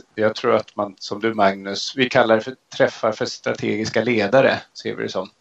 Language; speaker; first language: Swedish; native; Swedish